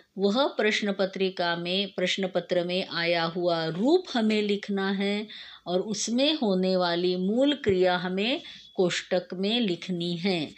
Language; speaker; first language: Hindi; non-native, local second language; Marathi